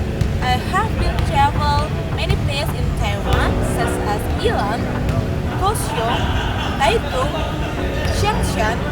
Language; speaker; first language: English; non-native, learner; Indonesian